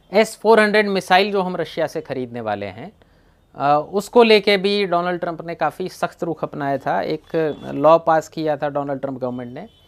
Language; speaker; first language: Hindi; non-native, local second language; Gujarati